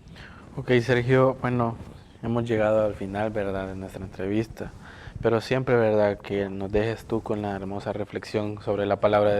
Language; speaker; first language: Spanish; native; Spanish